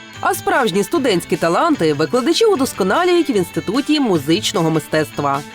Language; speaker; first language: Ukrainian; native; Ukrainian